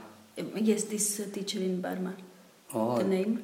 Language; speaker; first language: English; non-native, fluent; Slovak